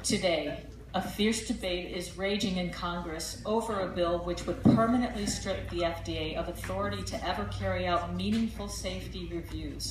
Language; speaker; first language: English; native; English